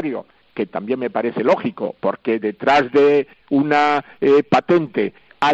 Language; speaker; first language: Spanish; native; Spanish